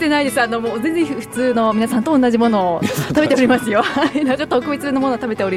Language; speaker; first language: Japanese; native; Japanese